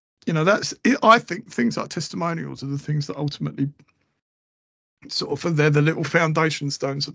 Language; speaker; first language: English; native; English